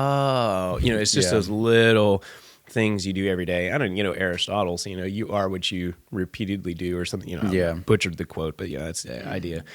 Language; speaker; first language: English; native; English